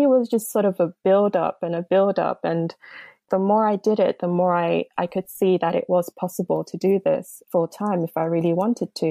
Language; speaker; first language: English; non-native, local second language; Yoruba